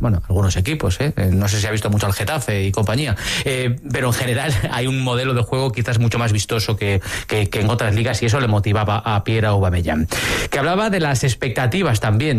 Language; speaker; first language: Spanish; native; Spanish